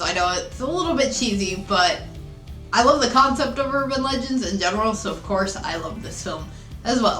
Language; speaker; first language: English; native; English